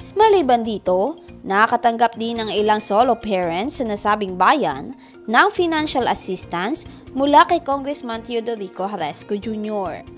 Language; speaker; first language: Filipino; non-native, local second language; Aklanon